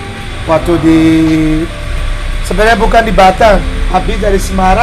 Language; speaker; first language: Indonesian; non-native, fluent; English